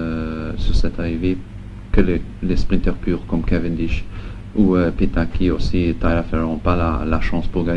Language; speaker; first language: French; non-native, local second language; Luxembourgish